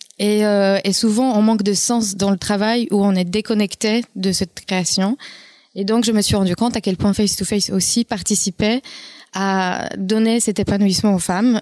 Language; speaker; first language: French; non-native, fluent; Polish